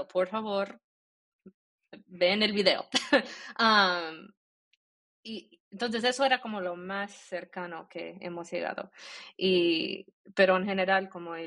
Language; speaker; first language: Spanish; early bilingual, heritage; Spanish